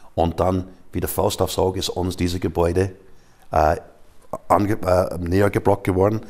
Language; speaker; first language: German; non-native, fluent; English